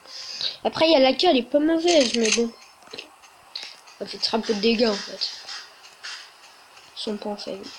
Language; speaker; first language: French; native; French